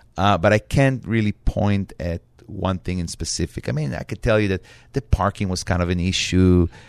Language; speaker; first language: English; non-native, fluent; Hebrew